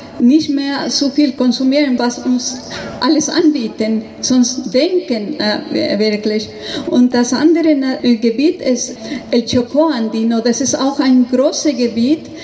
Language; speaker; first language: German; non-native, learner; Spanish